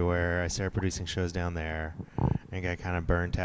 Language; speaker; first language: English; non-native, fluent; French